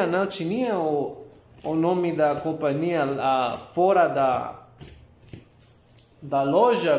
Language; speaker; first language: Portuguese; non-native, learner; Spanish